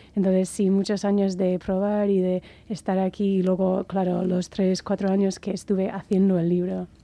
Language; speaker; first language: Spanish; non-native, fluent; English